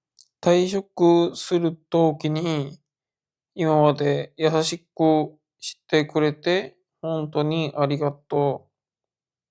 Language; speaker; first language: Japanese; non-native, learner; Korean